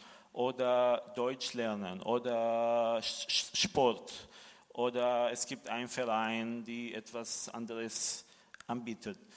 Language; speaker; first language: German; non-native, fluent; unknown